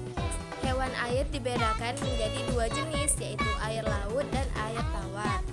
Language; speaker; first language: Indonesian; native; Indonesian